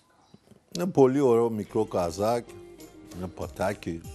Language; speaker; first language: Greek; non-native, learner; Persian